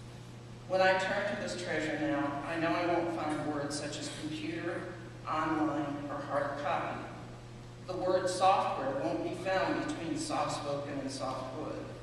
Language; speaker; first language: English; native; English